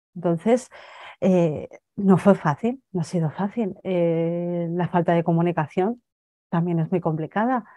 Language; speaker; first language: Spanish; native; Spanish